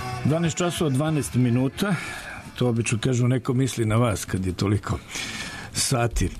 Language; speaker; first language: Serbian; native; Serbian